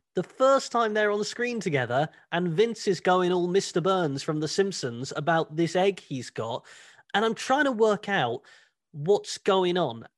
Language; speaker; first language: English; native; English